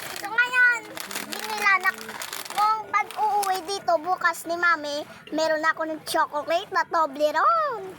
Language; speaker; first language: Filipino; native; Filipino